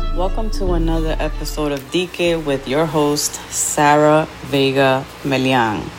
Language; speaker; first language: English; early bilingual, other home language; Spanish